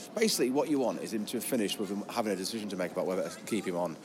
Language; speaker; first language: English; native; English